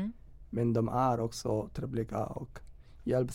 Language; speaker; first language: Swedish; non-native, fluent; Somali